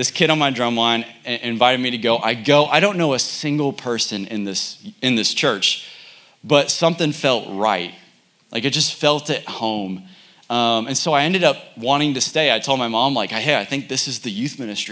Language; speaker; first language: English; native; English